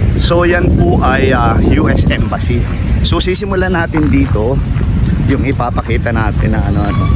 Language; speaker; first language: Filipino; non-native, local second language; Bikol